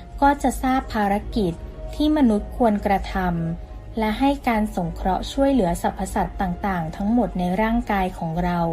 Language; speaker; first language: Thai; native; Thai